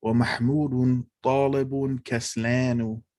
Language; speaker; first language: Arabic; non-native, fluent; English